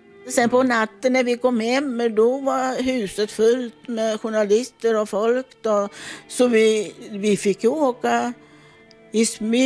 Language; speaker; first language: Swedish; non-native, fluent; Italian